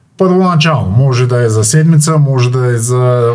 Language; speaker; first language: Bulgarian; native; Bulgarian